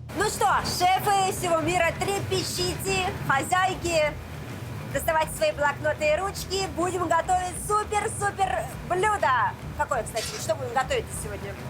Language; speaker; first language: Russian; native; Russian